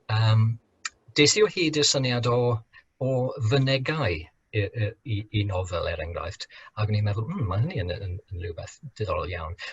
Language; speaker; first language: Welsh; non-native, fluent; English